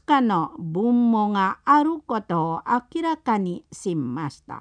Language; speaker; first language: Japanese; non-native, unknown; Indonesian